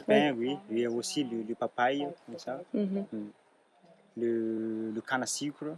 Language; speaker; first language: French; non-native, local second language; Malagasy